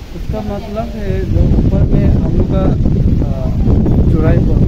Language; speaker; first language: Hindi; non-native, local second language; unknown